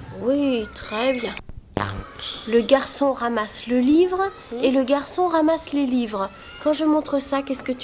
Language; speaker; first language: French; native; French